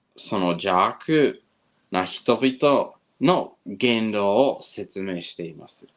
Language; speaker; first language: Japanese; non-native, fluent; English